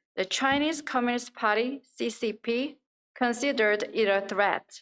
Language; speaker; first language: English; non-native, fluent; Korean